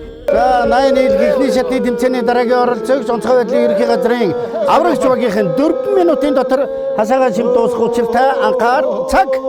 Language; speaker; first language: Mongolian; native; Mongolian